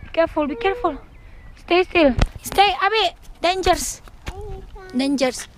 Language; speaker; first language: English; non-native, learner; Indonesian